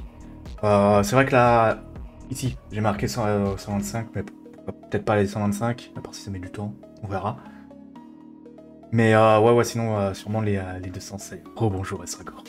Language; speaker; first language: French; native; French